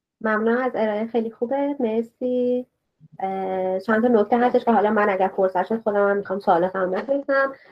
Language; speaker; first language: Persian; native; Persian